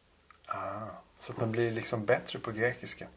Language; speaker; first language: Swedish; native; Swedish